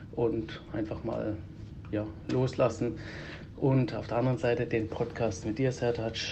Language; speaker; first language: German; early bilingual, heritage; Greek